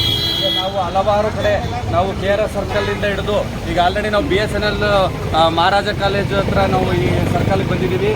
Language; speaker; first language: Kannada; native; Kannada